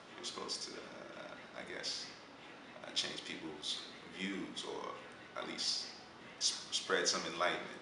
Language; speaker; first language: English; native; English